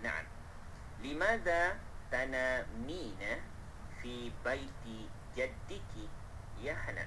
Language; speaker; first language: Arabic; non-native, fluent; Malay